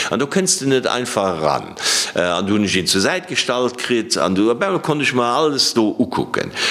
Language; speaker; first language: Luxembourgish; native; Luxembourgish